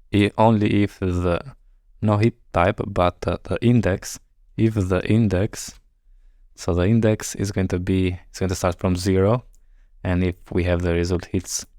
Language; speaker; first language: English; non-native, fluent; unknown